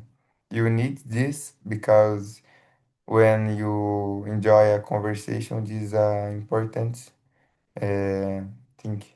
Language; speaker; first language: English; non-native, learner; Portuguese